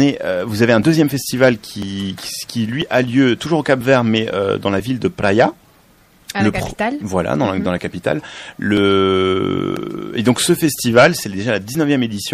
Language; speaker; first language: French; native; French